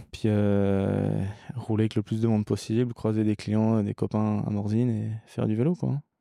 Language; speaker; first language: French; early bilingual, other home language; English